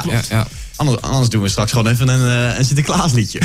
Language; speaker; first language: Dutch; native; Dutch